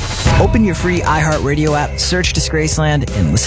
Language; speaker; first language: English; native; English